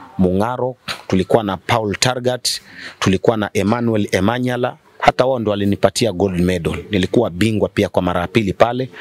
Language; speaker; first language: Swahili; native; Swahili